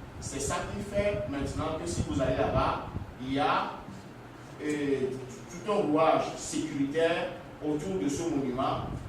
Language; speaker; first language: French; non-native, local second language; Ewe